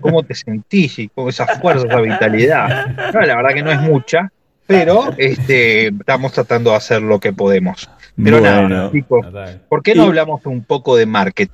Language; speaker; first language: Spanish; native; Spanish